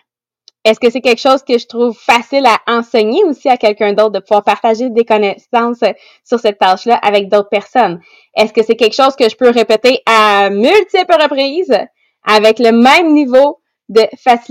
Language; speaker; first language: French; native; French